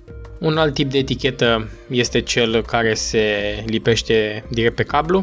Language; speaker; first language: Romanian; native; Romanian